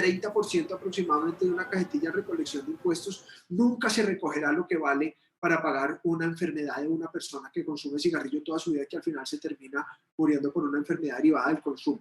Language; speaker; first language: Spanish; native; Spanish